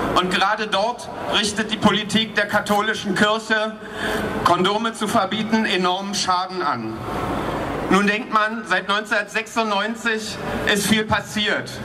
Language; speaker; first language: German; native; German